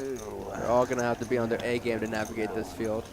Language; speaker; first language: English; native; English